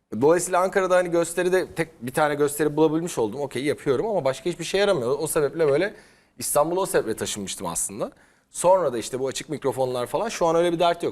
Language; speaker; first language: Turkish; native; Turkish